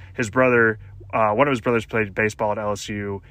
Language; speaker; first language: English; native; English